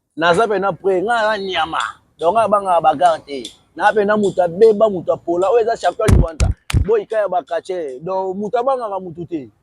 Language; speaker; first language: Lingala; native; Lingala